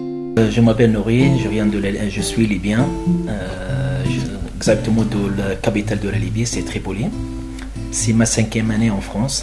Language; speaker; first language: French; non-native, learner; Arabic